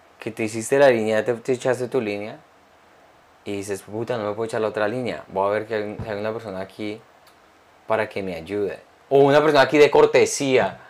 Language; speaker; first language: Spanish; early bilingual, heritage; Spanish